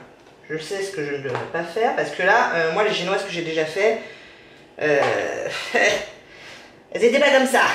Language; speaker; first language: French; native; French